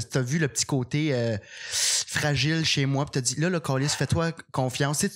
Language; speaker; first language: French; native; French